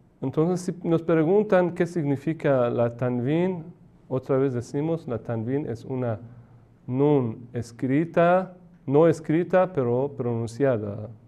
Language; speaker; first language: Spanish; non-native, fluent; Persian